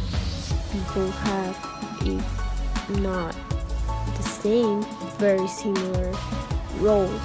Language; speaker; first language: English; non-native, fluent; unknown